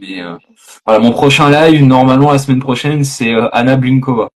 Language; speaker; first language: French; native; French